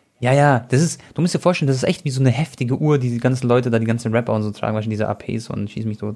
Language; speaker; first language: German; early bilingual, other home language; Croatian